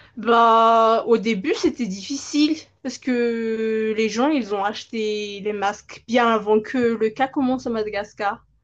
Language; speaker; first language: French; non-native, local second language; Malagasy